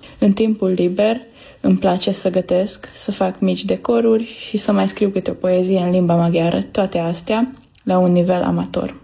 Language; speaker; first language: Romanian; early bilingual, heritage; Romanian